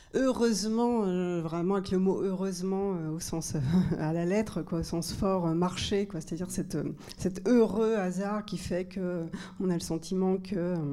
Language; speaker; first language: French; native; French